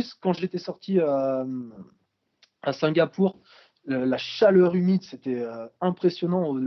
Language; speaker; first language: French; native; French